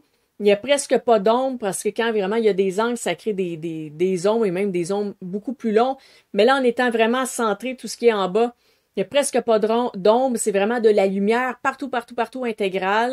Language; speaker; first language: French; native; French